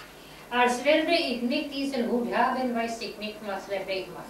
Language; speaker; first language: German; non-native, learner; Czech